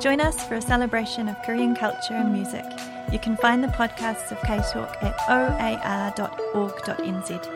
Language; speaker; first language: English; native; English